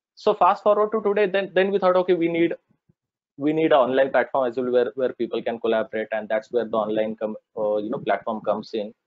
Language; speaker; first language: English; non-native, local second language; Marathi